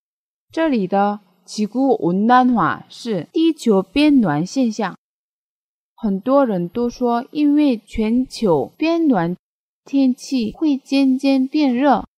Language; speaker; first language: Chinese; non-native, fluent; Korean